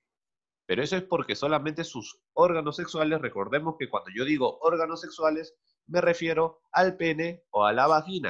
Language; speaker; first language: Spanish; native; Spanish